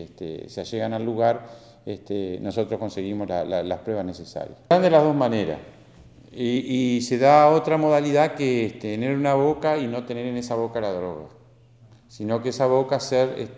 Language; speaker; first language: Spanish; native; Spanish